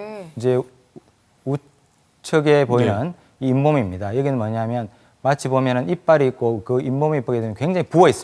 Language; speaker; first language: Korean; native; Korean